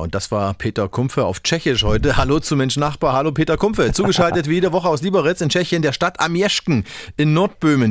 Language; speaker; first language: German; native; German